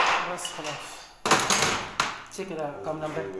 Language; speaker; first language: Arabic; non-native, learner; Indonesian